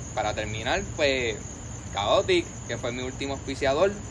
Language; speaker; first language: Spanish; native; Spanish